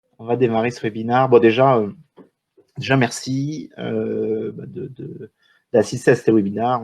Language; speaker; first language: French; native; French